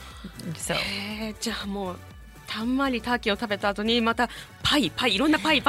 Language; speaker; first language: Japanese; native; Japanese